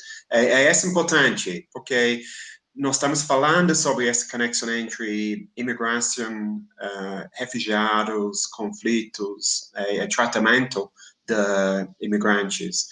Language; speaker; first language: Portuguese; non-native, fluent; English